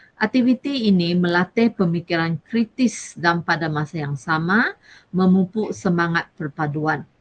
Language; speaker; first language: Malay; non-native, local second language; Chinese